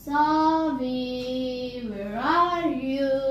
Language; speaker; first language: English; non-native, learner; Nepali